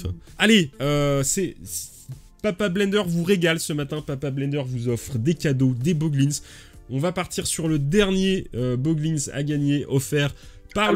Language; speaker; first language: French; native; French